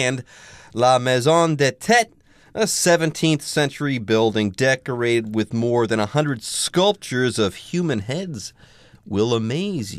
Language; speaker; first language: English; native; English